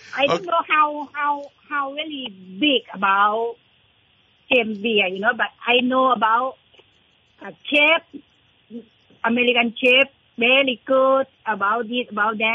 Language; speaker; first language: English; non-native, learner; Thai